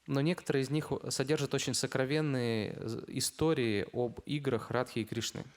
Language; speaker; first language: Russian; native; Russian